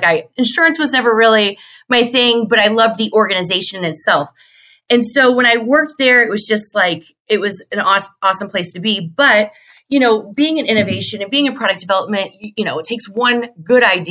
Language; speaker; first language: English; native; English